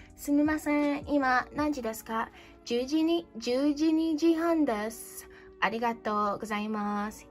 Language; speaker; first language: Japanese; non-native, learner; English